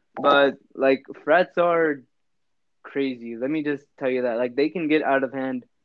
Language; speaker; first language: English; native; English